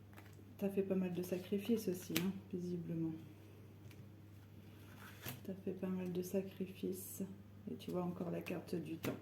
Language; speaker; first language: French; native; French